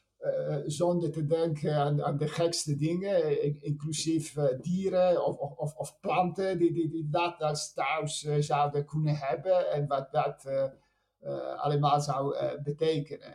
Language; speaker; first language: Dutch; non-native, fluent; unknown